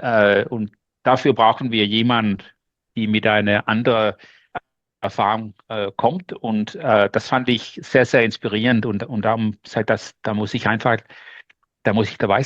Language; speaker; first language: German; non-native, learner; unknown